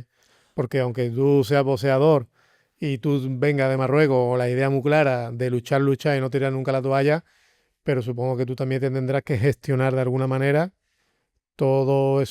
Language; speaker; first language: Spanish; native; Spanish